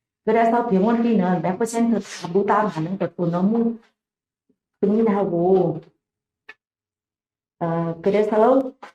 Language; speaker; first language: Korean; non-native, learner; Vietnamese